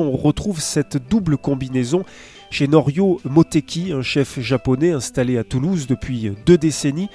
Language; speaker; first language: French; native; French